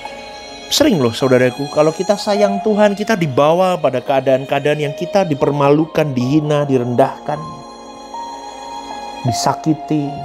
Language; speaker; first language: Indonesian; native; Indonesian